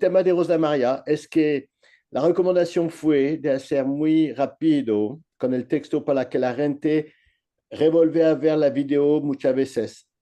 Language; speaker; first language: Spanish; non-native, learner; French